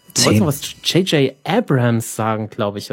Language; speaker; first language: German; native; German